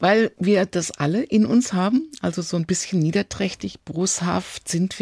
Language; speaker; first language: German; native; German